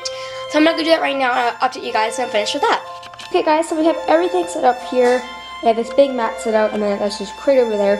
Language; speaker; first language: English; native; English